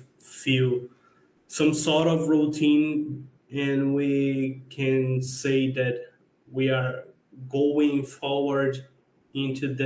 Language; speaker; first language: English; non-native, fluent; Portuguese